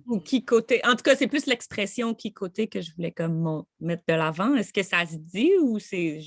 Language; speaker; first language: French; native; French